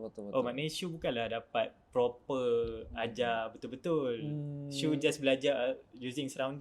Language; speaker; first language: Malay; native; Malay